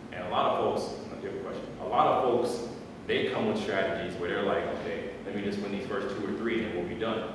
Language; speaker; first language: English; native; English